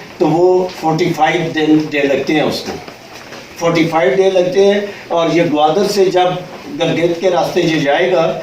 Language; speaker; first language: Urdu; non-native, local second language; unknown